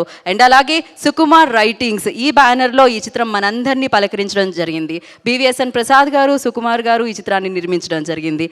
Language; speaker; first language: Telugu; native; Telugu